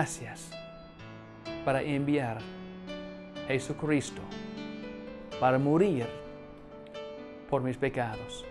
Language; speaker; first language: Spanish; non-native, fluent; English